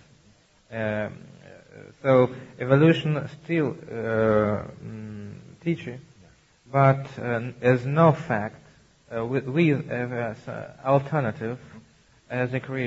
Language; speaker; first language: English; non-native, learner; Russian